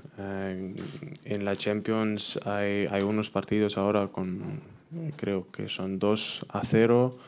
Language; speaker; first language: Spanish; non-native, fluent; German